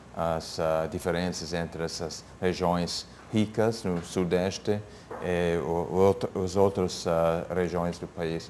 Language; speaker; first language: Portuguese; non-native, fluent; English